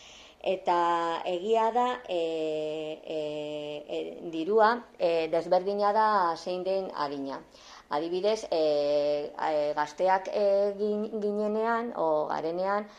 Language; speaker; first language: Basque; non-native, learner; Spanish